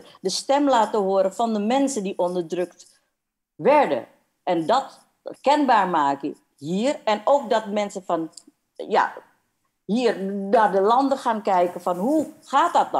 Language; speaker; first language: Dutch; non-native, fluent; Indonesian